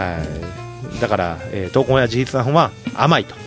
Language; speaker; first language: Japanese; native; Japanese